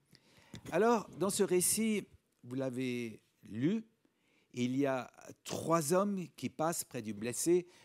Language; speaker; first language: French; native; French